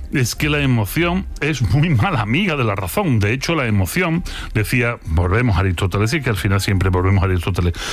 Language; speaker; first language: Spanish; native; Spanish